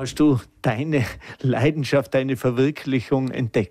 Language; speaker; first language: German; native; German